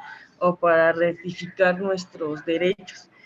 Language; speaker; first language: Spanish; native; Spanish